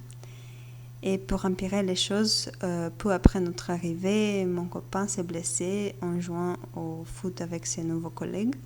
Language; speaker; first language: French; non-native, fluent; Bulgarian